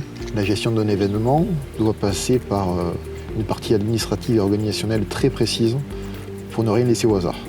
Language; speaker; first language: French; native; French